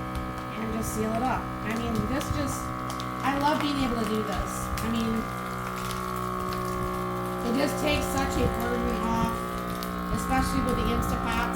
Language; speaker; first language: English; native; English